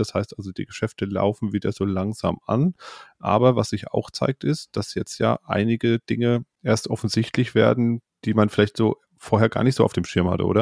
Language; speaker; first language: German; native; German